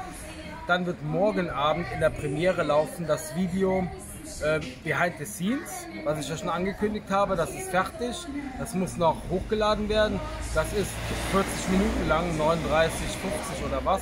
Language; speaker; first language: German; native; German